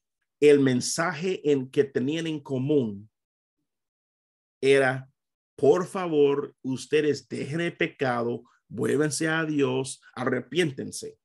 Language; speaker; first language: Spanish; non-native, fluent; English